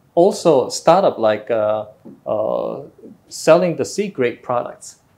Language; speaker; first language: English; non-native, fluent; Korean